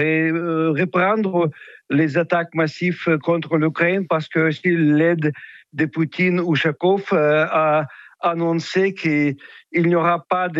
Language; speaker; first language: French; non-native, fluent; Ukrainian